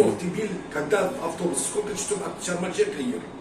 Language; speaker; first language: Russian; non-native, learner; Arabic